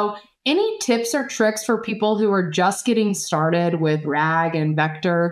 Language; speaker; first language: English; native; English